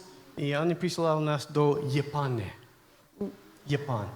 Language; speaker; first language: Russian; non-native, learner; English